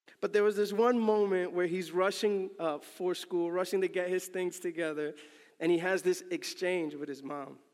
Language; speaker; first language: English; early bilingual, other home language; Spanish